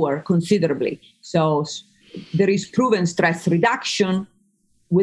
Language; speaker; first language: English; non-native, fluent; Italian